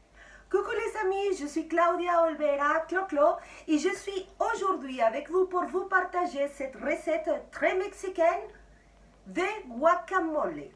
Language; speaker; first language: French; non-native, fluent; Spanish